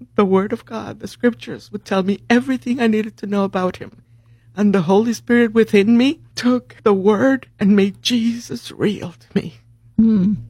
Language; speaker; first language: English; early bilingual, other home language; Spanish